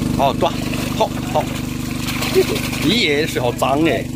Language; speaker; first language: Chinese; native; Chinese